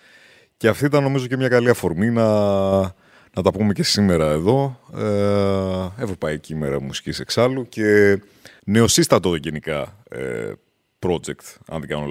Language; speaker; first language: Greek; native; Greek